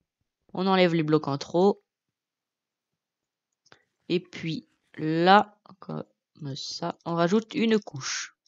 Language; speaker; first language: French; native; French